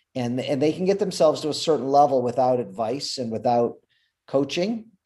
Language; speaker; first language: English; native; English